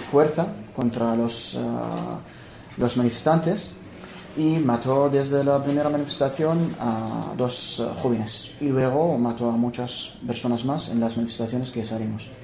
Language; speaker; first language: Spanish; non-native, fluent; Arabic